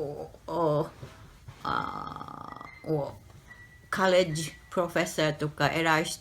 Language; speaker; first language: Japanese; native; Japanese